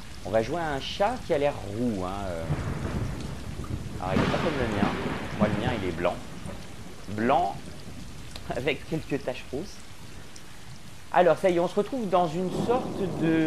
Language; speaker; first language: French; native; French